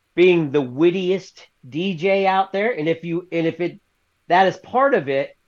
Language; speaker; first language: English; native; English